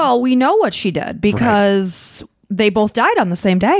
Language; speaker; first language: English; native; English